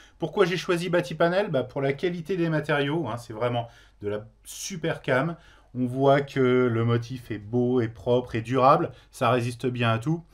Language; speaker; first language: French; native; French